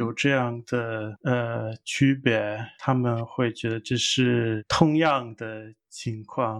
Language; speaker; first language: Chinese; non-native, fluent; English